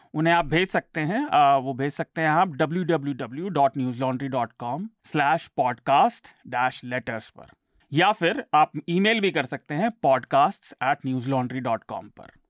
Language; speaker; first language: Hindi; native; Hindi